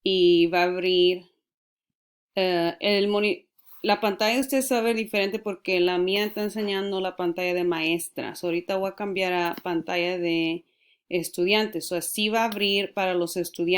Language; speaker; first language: Spanish; early bilingual, heritage; Spanish